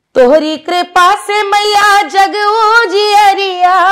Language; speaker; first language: Hindi; native; Hindi